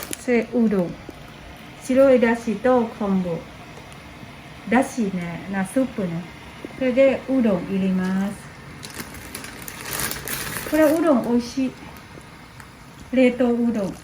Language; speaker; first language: Japanese; non-native, learner; Thai